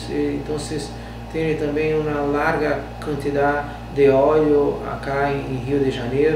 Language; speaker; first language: Portuguese; non-native, learner; Spanish